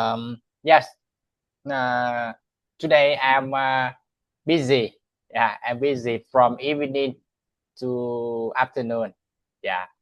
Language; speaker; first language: English; non-native, learner; Vietnamese